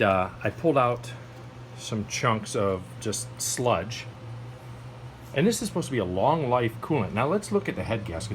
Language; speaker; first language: English; native; English